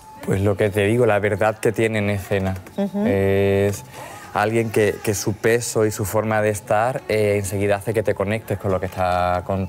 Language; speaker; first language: Spanish; native; Spanish